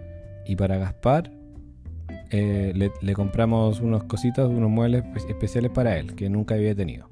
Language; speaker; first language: Spanish; native; Spanish